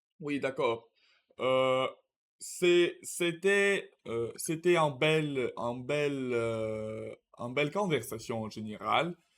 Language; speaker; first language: French; non-native, learner; Russian